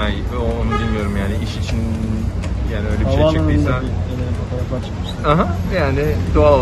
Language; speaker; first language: Turkish; early bilingual, heritage; Turkish